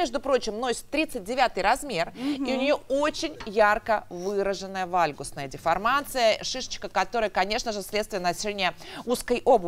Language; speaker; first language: Russian; native; Russian